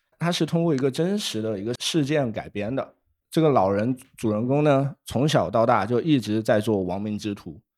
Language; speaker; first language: Chinese; native; Chinese